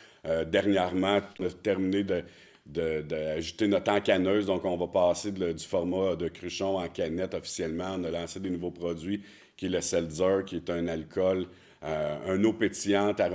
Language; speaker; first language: French; native; French